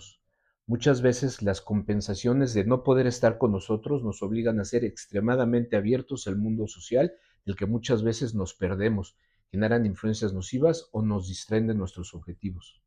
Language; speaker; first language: Spanish; native; Spanish